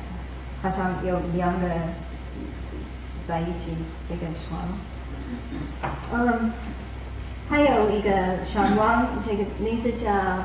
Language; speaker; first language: Chinese; non-native, fluent; English